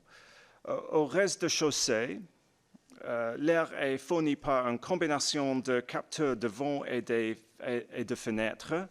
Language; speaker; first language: French; non-native, learner; English